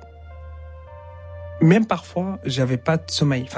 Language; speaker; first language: French; non-native, fluent; Arabic